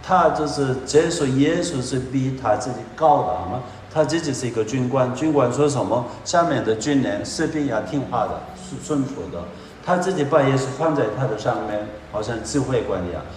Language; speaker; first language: Chinese; non-native, fluent; Korean